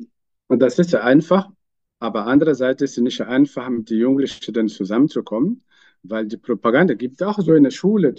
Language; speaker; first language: German; non-native, fluent; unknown